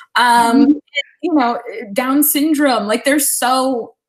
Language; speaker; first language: English; native; English